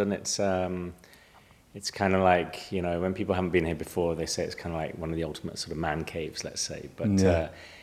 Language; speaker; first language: English; native; English